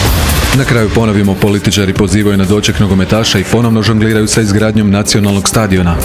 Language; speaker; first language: Croatian; native; Croatian